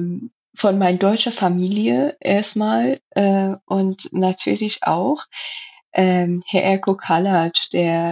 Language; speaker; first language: German; non-native, learner; Persian